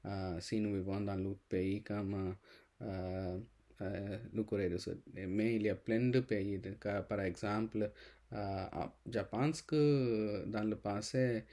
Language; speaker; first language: French; non-native, learner; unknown